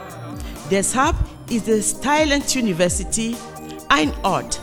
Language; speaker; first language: German; non-native, fluent; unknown